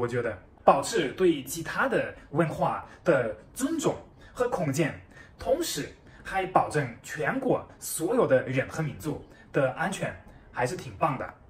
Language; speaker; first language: Chinese; non-native, fluent; German